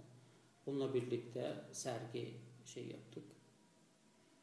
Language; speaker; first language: Turkish; non-native, fluent; Azerbaijani